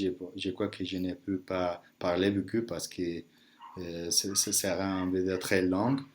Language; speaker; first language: French; non-native, learner; Spanish